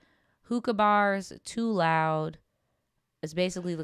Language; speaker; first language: English; native; English